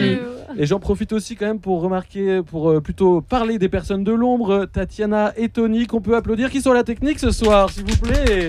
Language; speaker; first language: French; native; French